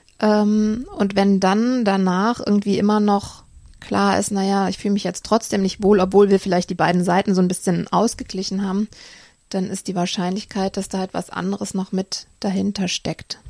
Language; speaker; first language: German; native; German